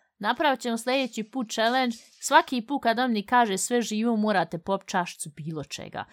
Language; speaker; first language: Bosnian; early bilingual, heritage; Bosnian